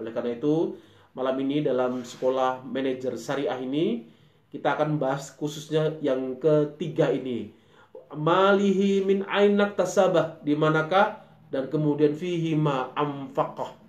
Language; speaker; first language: Indonesian; native; Indonesian